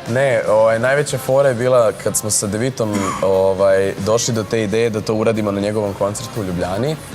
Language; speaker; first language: Serbian; early bilingual, heritage; Serbian